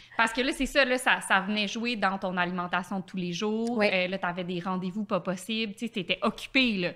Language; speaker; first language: French; native; French